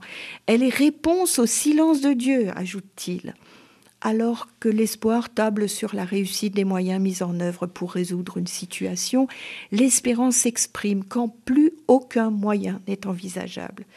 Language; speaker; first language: French; native; French